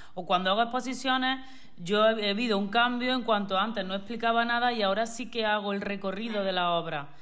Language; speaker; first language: Spanish; native; Spanish